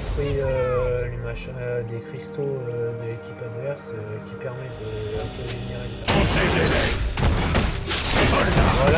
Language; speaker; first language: French; native; French